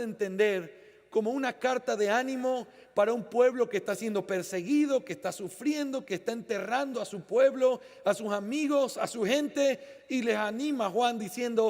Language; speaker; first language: Spanish; native; Spanish